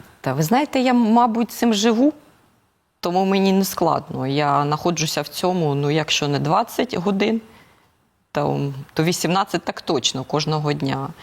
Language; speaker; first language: Ukrainian; non-native, local second language; Russian